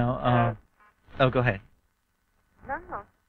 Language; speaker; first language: English; native; English